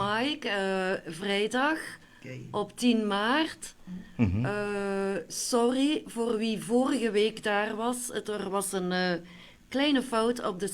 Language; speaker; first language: Dutch; non-native, local second language; French